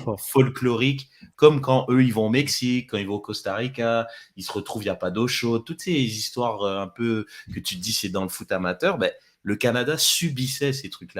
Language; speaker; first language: French; native; French